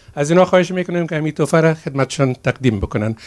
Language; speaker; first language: Persian; native; Persian